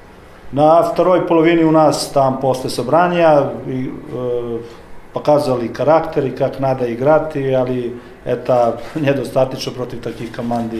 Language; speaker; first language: Russian; non-native, learner; Serbian